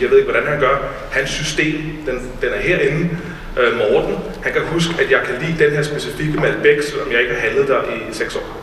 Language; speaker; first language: Danish; native; Danish